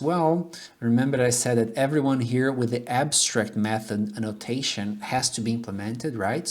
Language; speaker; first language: English; non-native, fluent; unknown